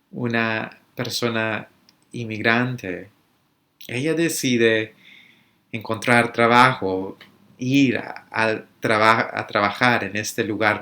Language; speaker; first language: Spanish; early bilingual, other home language; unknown